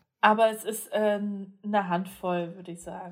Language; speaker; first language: German; native; German